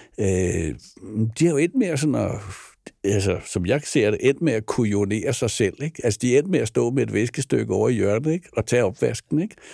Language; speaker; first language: Danish; native; Danish